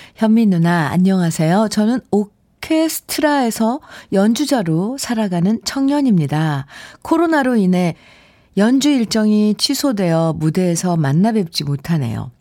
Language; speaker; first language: Korean; native; Korean